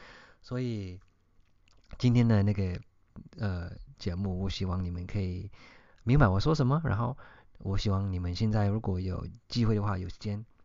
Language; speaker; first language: Chinese; early bilingual, heritage; English